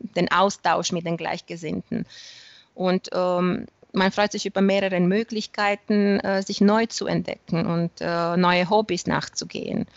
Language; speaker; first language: German; non-native, fluent; Romanian